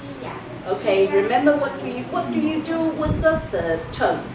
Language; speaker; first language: English; non-native, fluent; Chinese